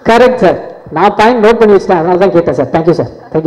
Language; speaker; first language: Tamil; native; Tamil